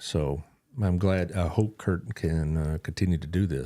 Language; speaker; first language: English; native; English